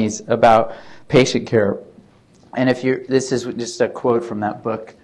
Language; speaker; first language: English; native; English